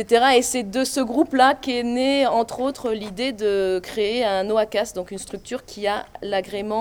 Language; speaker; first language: French; native; French